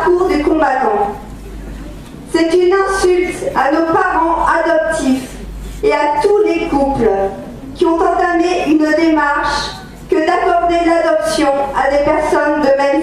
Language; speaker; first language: French; native; French